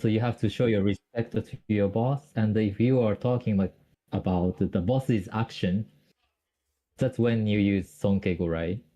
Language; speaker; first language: English; non-native, fluent; Japanese